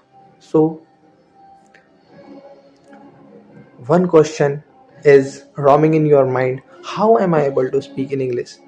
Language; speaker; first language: English; non-native, learner; Hindi